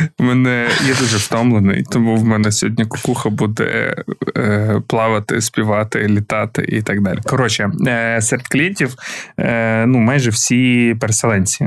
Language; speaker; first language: Ukrainian; non-native, local second language; Russian